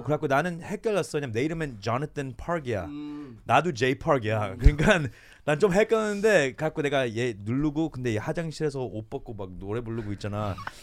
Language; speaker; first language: Korean; early bilingual, heritage; Korean